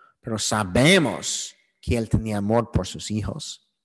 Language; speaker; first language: Spanish; non-native, learner; English